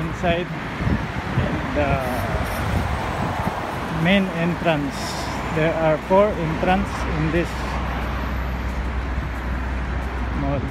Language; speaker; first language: English; non-native, local second language; Filipino